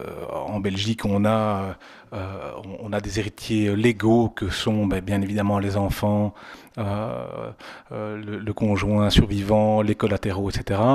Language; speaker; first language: French; native; French